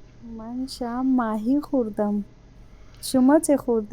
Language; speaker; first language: Persian; non-native, learner; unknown